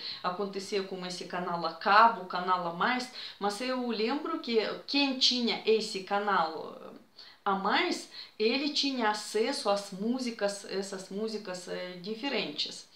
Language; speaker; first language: Portuguese; non-native, fluent; Russian